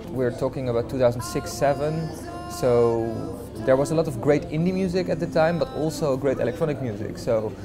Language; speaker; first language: English; non-native, fluent; Dutch